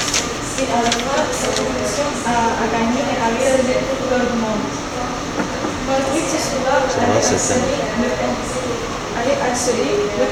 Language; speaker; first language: French; non-native, learner; Arabic